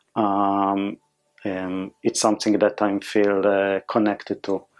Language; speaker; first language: English; non-native, fluent; Hebrew